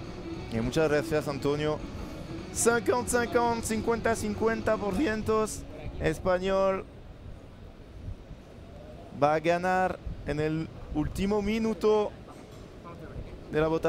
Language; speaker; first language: Spanish; non-native, learner; French